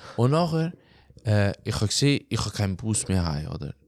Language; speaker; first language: German; early bilingual, other home language; Albanian